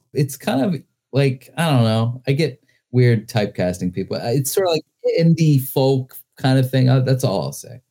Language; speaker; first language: English; native; English